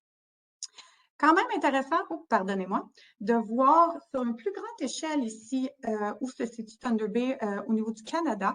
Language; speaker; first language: French; native; French